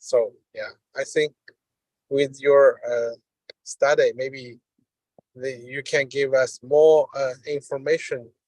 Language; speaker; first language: English; non-native, learner; Chinese